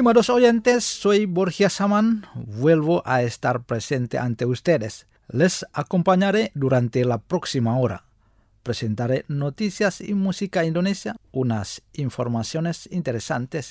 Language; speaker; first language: Spanish; non-native, fluent; Indonesian